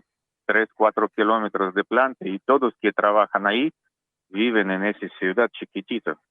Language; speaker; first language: Spanish; non-native, learner; Russian